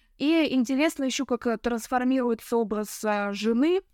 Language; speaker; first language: Russian; native; Russian